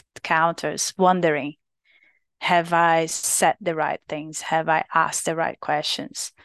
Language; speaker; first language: English; non-native, fluent; Portuguese